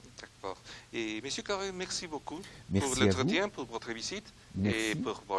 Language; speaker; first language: French; non-native, learner; Spanish